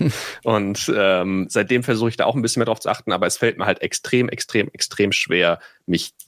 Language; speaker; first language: German; native; German